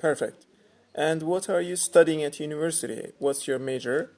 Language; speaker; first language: English; non-native, fluent; Turkish